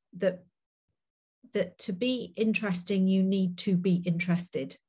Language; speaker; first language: English; native; English